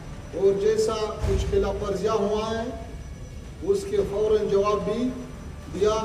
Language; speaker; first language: Hindi; non-native, fluent; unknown